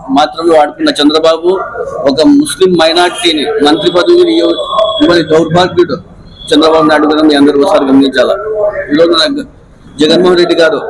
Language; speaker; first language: Telugu; non-native, local second language; Urdu